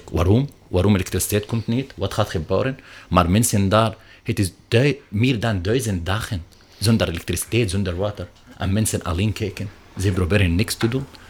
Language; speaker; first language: Dutch; non-native, learner; Arabic